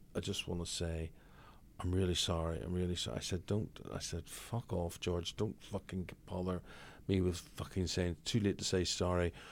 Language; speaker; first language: English; native; English